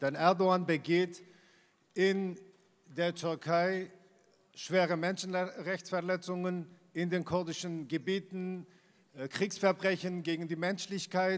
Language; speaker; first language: German; non-native, fluent; Kurdish